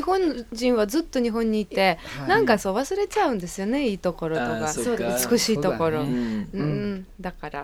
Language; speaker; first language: Japanese; non-native, fluent; Russian